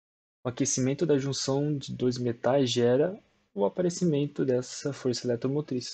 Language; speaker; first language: Portuguese; native; Portuguese